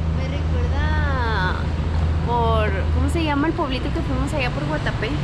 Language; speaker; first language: Spanish; native; Spanish